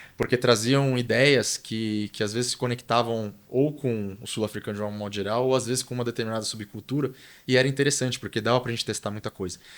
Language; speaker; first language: Portuguese; native; Portuguese